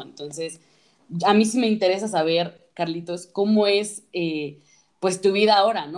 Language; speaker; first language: Spanish; native; Spanish